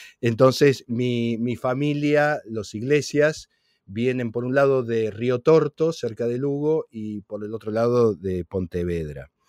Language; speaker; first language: Spanish; native; Spanish